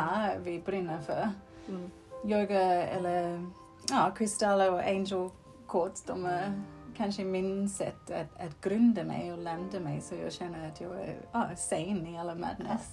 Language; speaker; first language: Swedish; non-native, fluent; English